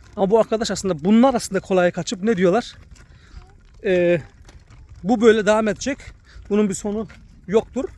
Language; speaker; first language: Turkish; early bilingual, heritage; Turkish